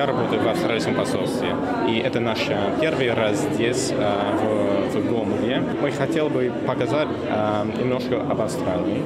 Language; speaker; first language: Russian; non-native, learner; English